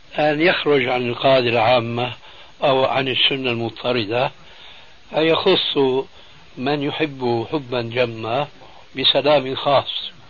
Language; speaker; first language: Arabic; early bilingual, other home language; Albanian